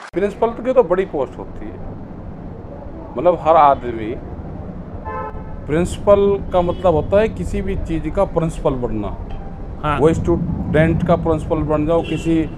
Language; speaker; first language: Hindi; native; Hindi